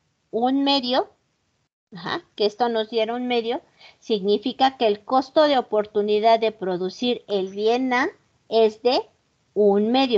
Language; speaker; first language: Spanish; native; Spanish